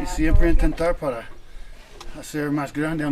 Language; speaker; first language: Spanish; non-native, learner; English